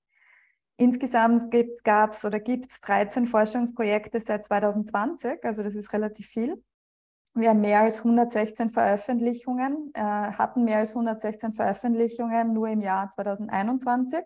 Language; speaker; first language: German; native; German